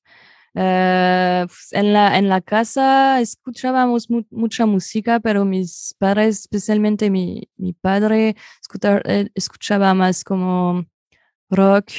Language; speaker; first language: Spanish; non-native, fluent; French